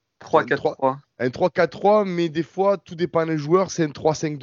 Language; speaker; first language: French; native; French